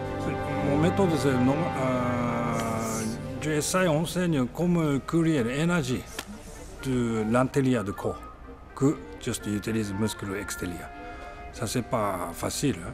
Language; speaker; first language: French; non-native, learner; Japanese